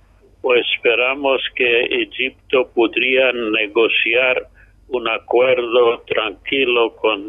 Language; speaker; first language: Spanish; non-native, fluent; English